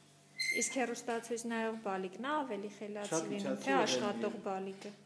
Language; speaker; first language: Armenian; native; Armenian